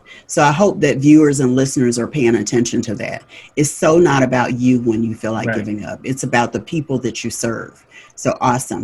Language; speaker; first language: English; native; English